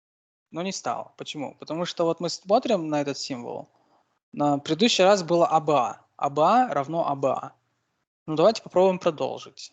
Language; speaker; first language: Russian; native; Russian